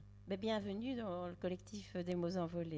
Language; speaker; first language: French; native; French